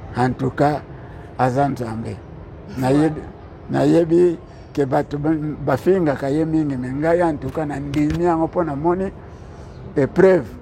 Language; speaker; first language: Lingala; non-native, local second language; Kongo